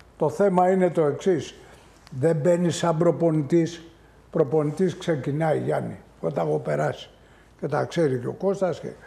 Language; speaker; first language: Greek; native; Greek